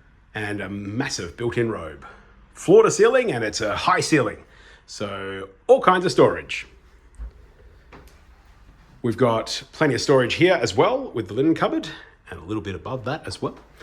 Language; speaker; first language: English; native; English